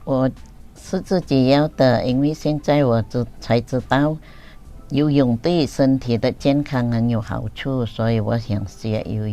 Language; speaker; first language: Chinese; early bilingual, heritage; Chinese